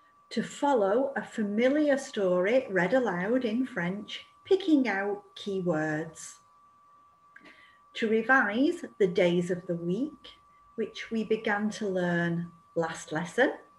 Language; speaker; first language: English; native; English